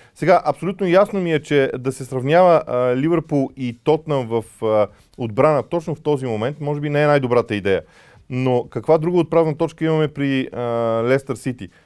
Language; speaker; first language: Bulgarian; native; Bulgarian